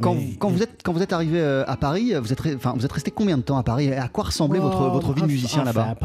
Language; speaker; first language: French; native; French